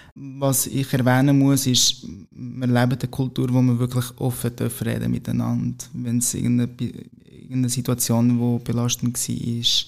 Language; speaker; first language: German; non-native, fluent; Portuguese